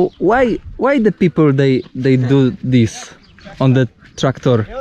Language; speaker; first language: English; non-native, learner; Polish